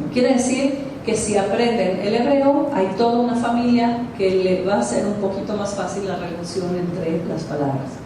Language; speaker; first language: Spanish; non-native, fluent; Hebrew